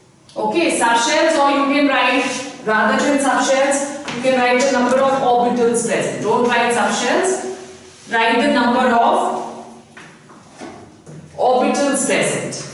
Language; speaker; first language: English; non-native, local second language; Hindi